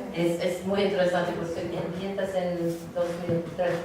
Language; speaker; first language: Spanish; non-native, learner; English